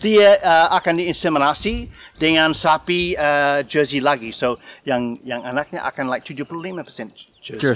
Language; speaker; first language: Indonesian; non-native, fluent; English